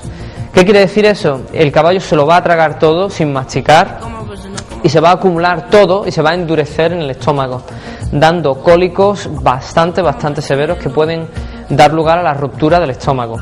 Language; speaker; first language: Spanish; native; Spanish